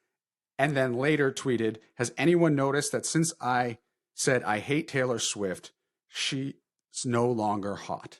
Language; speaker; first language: English; native; English